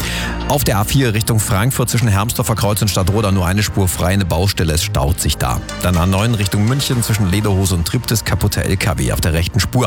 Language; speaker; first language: German; native; German